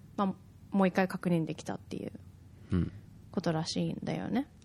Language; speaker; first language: Japanese; native; Japanese